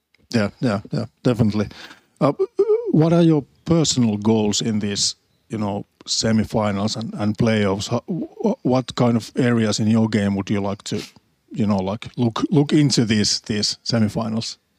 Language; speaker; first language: English; non-native, fluent; Finnish